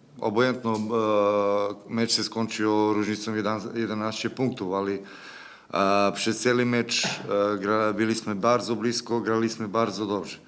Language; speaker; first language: Polish; non-native, learner; Serbian